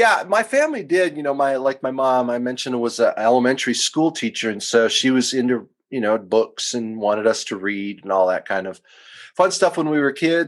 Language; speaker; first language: English; native; English